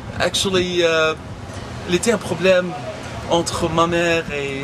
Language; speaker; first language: French; non-native, local second language; Arabic